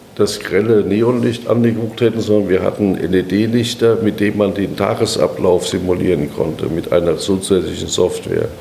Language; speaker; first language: German; native; German